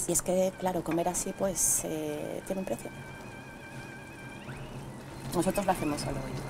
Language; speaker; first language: Spanish; native; Spanish